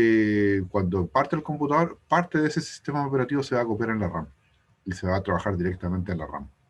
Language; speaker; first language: Spanish; native; Spanish